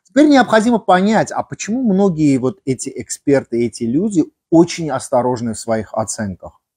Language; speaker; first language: Russian; non-native, local second language; Armenian